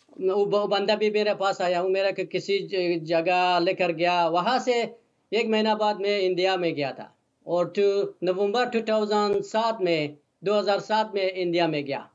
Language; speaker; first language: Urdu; non-native, learner; Persian